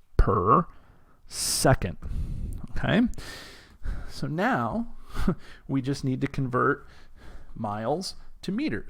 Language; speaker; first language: English; native; English